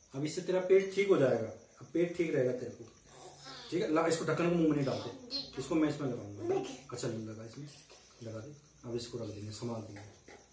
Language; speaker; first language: Hindi; native; Hindi